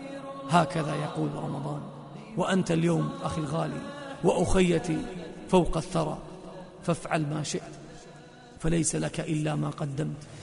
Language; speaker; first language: Arabic; native; Arabic